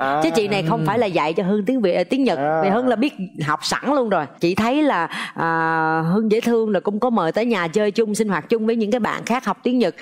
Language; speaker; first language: Vietnamese; native; Vietnamese